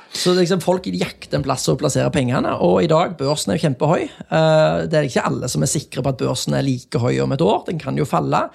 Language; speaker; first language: Norwegian; native; Norwegian